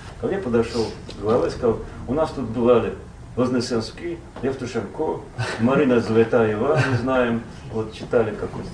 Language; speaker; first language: Russian; native; Russian